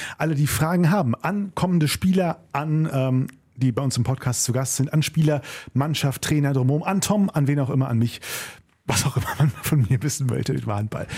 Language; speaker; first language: German; native; German